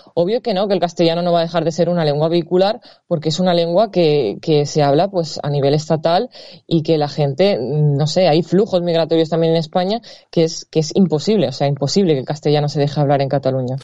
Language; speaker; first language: Spanish; native; Spanish